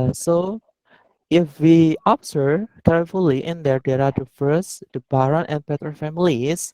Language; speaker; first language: English; non-native, learner; Indonesian